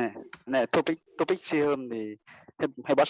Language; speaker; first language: Korean; non-native, learner; Vietnamese